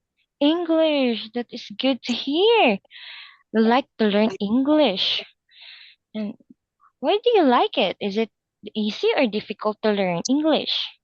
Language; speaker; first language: English; non-native, local second language; Filipino